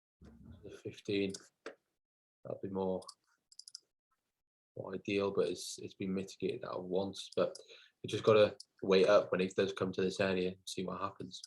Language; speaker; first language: English; native; English